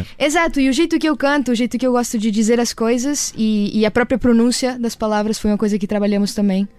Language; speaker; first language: Portuguese; non-native, fluent; Spanish